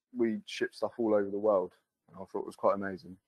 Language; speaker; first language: English; native; English